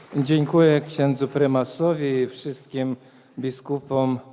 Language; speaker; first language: Polish; non-native, fluent; Latvian